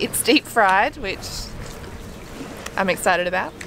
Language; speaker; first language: English; native; English